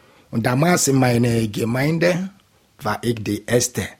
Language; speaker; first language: German; non-native, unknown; Igbo